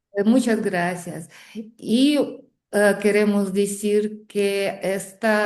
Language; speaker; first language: Spanish; non-native, fluent; Russian